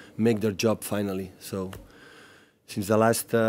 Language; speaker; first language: English; non-native, fluent; Catalan